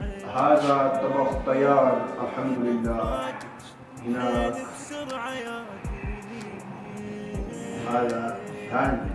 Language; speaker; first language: Arabic; non-native, learner; Urdu